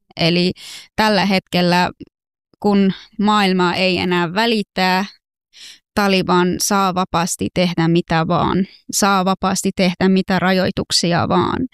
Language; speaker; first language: Finnish; non-native, fluent; Persian